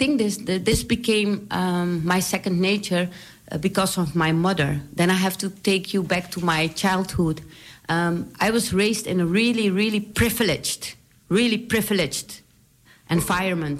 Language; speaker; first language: English; non-native, fluent; Dutch